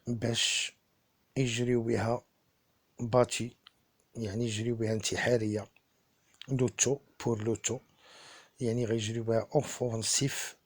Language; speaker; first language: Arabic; native; Arabic